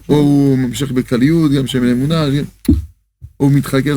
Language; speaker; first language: Hebrew; non-native, fluent; French